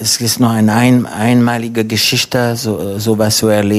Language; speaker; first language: German; non-native, fluent; French